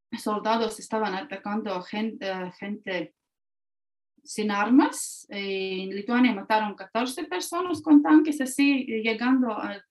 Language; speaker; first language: Spanish; non-native, fluent; Latvian